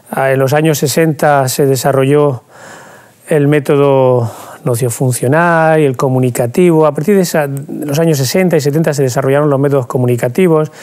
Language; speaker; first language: Spanish; native; Spanish